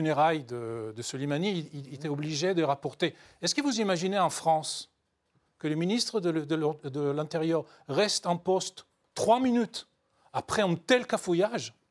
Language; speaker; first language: French; non-native, fluent; Hebrew